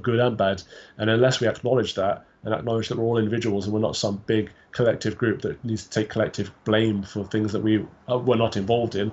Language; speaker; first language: English; native; English